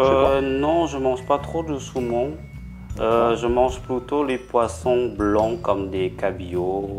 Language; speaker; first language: French; non-native, fluent; Indonesian